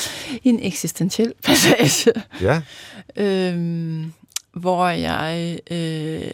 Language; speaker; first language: Danish; native; Danish